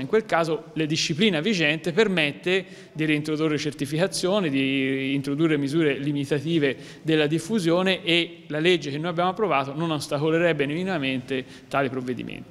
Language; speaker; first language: Italian; native; Italian